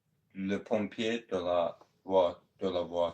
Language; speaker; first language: French; non-native, learner; Azerbaijani